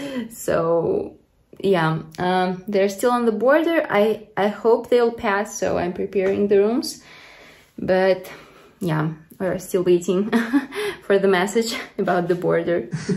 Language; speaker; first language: English; non-native, fluent; Russian